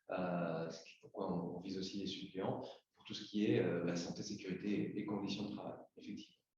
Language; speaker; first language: French; native; French